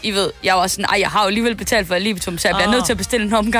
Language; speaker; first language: Danish; native; Danish